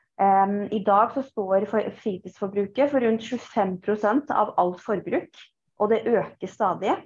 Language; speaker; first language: Norwegian; early bilingual, other home language; Persian